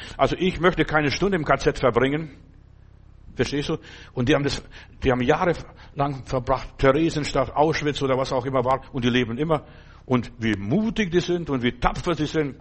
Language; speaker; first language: German; non-native, fluent; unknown